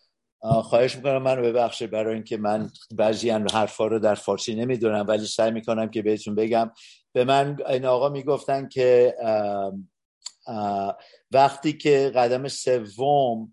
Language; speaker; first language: Persian; early bilingual, heritage; Persian